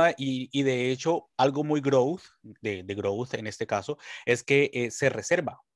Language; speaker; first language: Spanish; native; Spanish